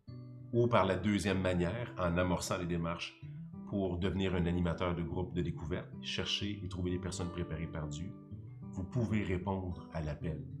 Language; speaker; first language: French; native; French